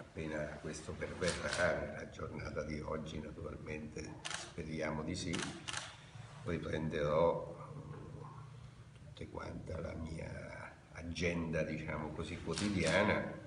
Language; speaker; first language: Italian; native; Italian